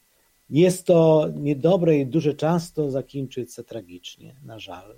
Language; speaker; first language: Polish; non-native, fluent; Ukrainian